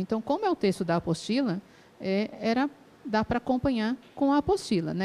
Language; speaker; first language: Portuguese; native; Portuguese